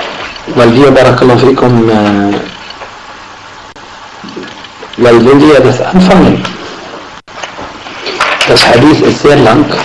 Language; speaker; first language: German; non-native, fluent; Arabic